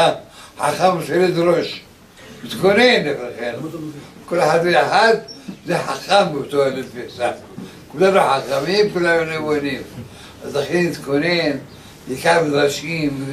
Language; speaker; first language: Hebrew; early bilingual, other home language; Arabic